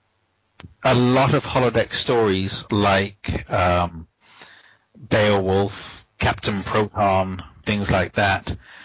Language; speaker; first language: English; native; English